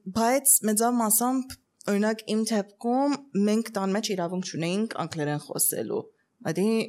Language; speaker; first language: Armenian; early bilingual, heritage; Armenian